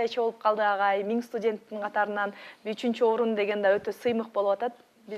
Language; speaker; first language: Kyrgyz; native; Kyrgyz